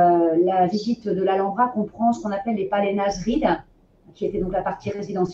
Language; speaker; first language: French; native; French